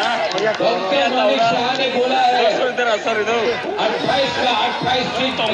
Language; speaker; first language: Hindi; non-native, local second language; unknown